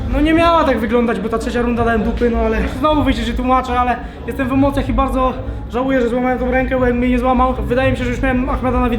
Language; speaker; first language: Polish; native; Polish